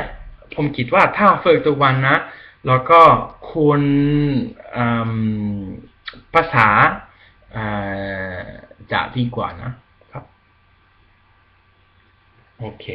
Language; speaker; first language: Thai; non-native, learner; Spanish